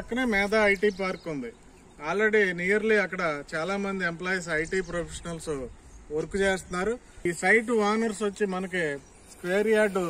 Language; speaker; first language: Telugu; native; Telugu